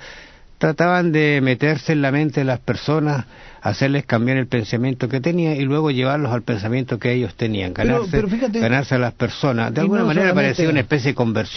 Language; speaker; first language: Spanish; native; Spanish